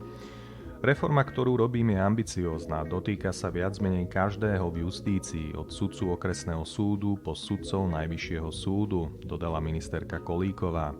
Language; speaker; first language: Slovak; native; Slovak